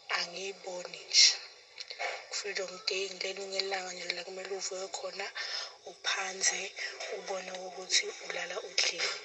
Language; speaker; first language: Zulu; non-native, local second language; Swati